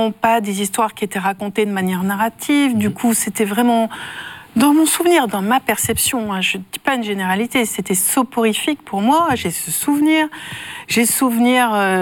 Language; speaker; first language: French; native; French